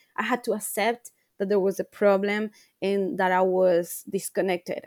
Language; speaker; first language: English; non-native, fluent; Spanish